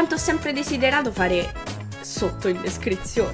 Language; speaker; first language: Italian; native; Italian